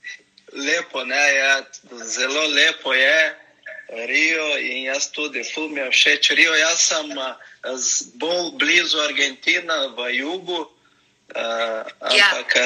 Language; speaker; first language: Slovenian; non-native, learner; Portuguese